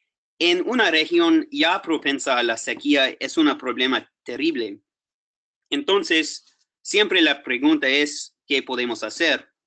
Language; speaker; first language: Spanish; non-native, fluent; English